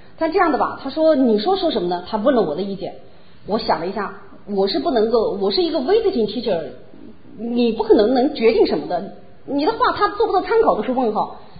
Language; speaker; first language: Chinese; native; Chinese